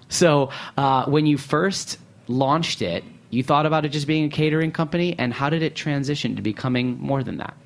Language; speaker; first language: English; native; English